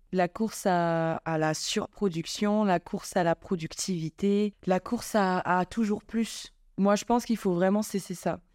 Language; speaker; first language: French; non-native, local second language; Malagasy